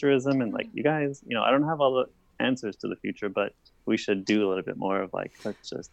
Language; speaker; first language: English; native; English